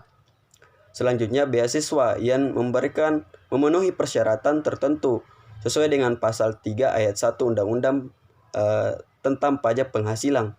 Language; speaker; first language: Indonesian; native; Indonesian